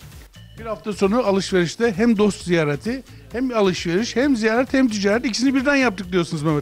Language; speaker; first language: Turkish; native; Turkish